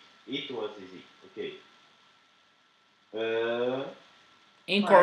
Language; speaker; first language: English; non-native, learner; Portuguese